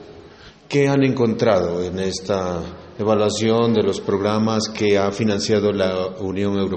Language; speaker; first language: Spanish; native; Spanish